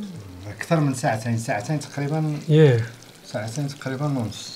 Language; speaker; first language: Arabic; native; Arabic